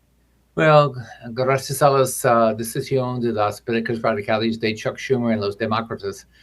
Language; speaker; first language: Spanish; non-native, learner; English